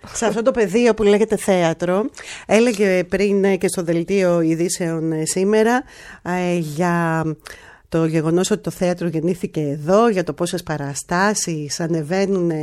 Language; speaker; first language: Greek; native; Greek